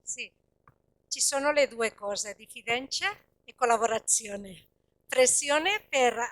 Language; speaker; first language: Italian; non-native, fluent; Catalan